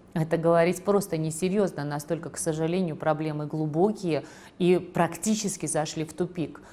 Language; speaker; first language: Russian; non-native, local second language; Georgian